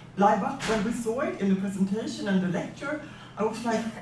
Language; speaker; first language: English; non-native, fluent; Swedish